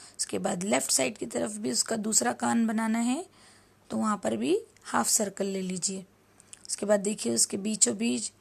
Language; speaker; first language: Hindi; native; Hindi